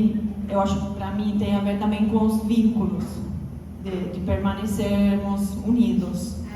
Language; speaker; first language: Portuguese; non-native, fluent; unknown